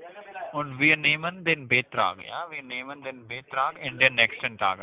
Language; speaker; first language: German; non-native, learner; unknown